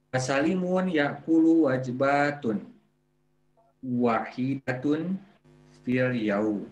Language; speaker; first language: Arabic; non-native, learner; Indonesian